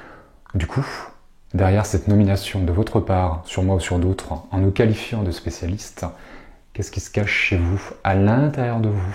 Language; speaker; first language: French; native; French